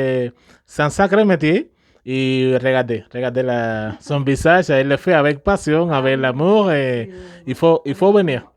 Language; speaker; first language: French; non-native, fluent; Spanish